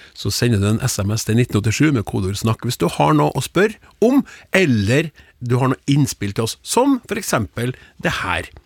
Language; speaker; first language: Norwegian; native; Norwegian